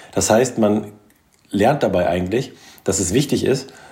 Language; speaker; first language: German; native; German